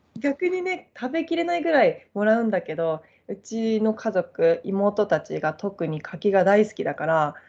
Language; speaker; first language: Japanese; native; Japanese